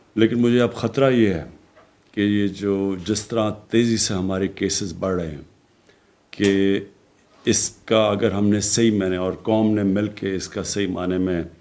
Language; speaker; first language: Urdu; native; Urdu